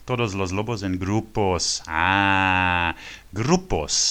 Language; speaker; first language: Spanish; non-native, learner; French